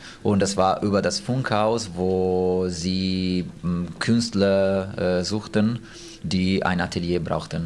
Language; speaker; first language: German; non-native, fluent; Italian